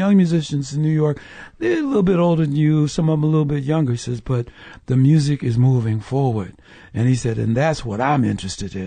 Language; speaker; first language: English; native; English